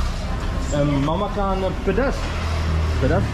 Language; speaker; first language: Indonesian; non-native, learner; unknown